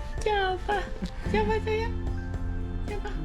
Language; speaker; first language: Korean; non-native, learner; Indonesian